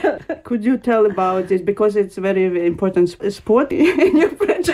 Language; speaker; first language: English; non-native, learner; Ukrainian